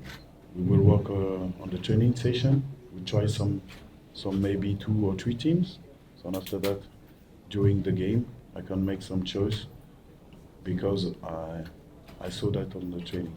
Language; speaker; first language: English; non-native, learner; French